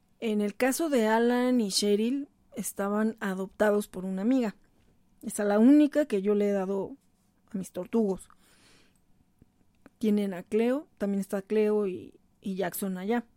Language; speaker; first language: Spanish; native; Spanish